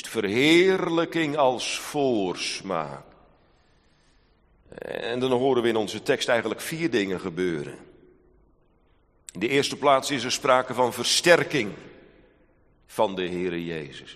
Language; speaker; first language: Dutch; native; Dutch